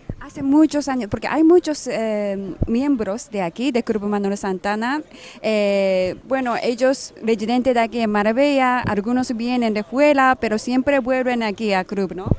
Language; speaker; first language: Spanish; non-native, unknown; Japanese